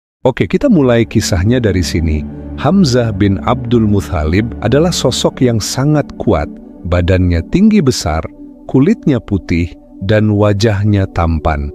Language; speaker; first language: Indonesian; native; Indonesian